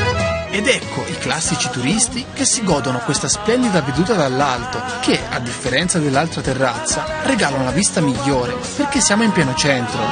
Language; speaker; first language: Italian; native; Italian